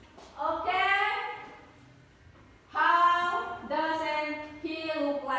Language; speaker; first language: English; non-native, learner; Indonesian